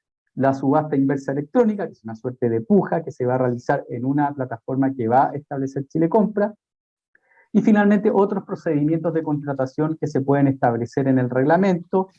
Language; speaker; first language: Spanish; native; Spanish